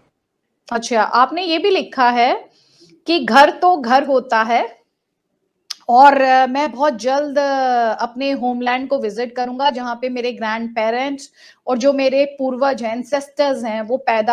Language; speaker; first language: Hindi; native; Hindi